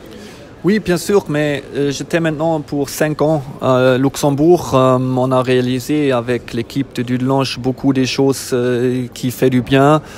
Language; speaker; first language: French; non-native, fluent; German